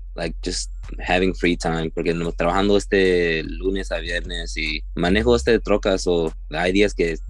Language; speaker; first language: Spanish; early bilingual, heritage; Spanish